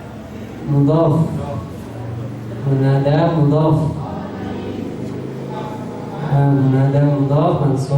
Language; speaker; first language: Arabic; non-native, fluent; Indonesian